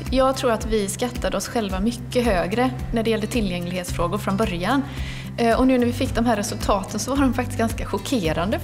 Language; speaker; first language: Swedish; native; Swedish